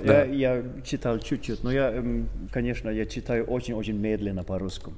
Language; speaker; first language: Russian; non-native, learner; Swedish